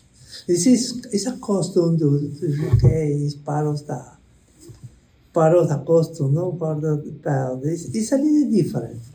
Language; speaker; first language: English; non-native, learner; Spanish